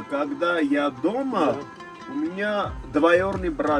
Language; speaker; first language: Russian; non-native, learner; Armenian